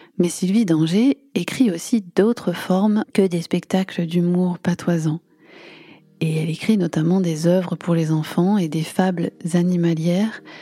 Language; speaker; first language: French; native; French